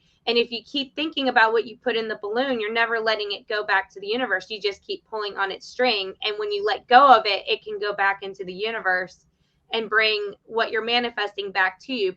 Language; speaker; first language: English; native; English